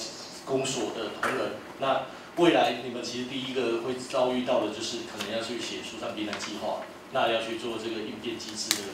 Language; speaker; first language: Chinese; native; Chinese